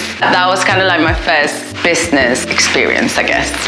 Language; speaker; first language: English; non-native, fluent; Spanish